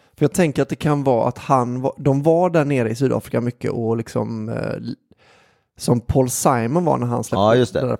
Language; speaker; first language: Swedish; native; Swedish